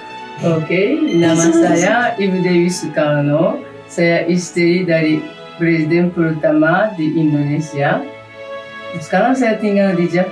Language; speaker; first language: Indonesian; non-native, fluent; Japanese